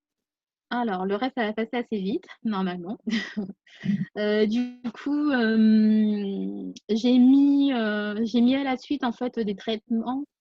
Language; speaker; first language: French; native; French